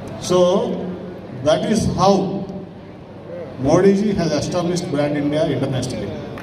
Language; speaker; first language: English; non-native, local second language; Telugu